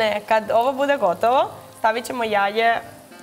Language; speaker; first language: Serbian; non-native, learner; Spanish